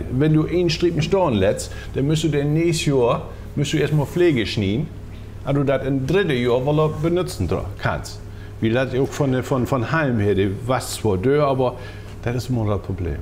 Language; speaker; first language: German; native; German